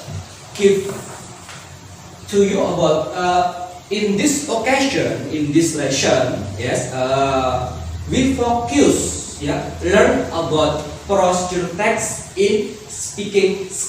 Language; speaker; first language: English; non-native, learner; Indonesian